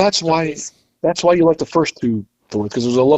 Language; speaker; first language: English; native; English